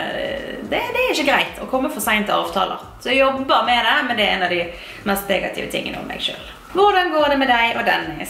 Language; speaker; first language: Norwegian; native; Norwegian